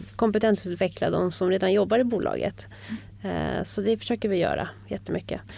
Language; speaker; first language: Swedish; native; Swedish